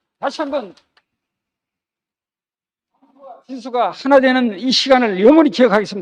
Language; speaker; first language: Korean; native; Korean